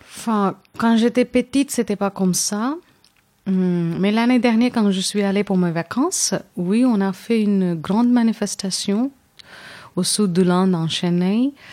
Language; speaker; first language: French; non-native, fluent; Tamil